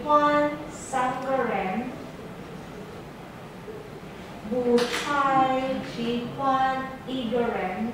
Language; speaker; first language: Chinese; non-native, learner; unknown